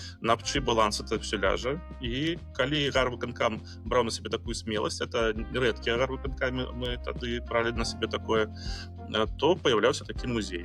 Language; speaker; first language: Belarusian; non-native, local second language; Russian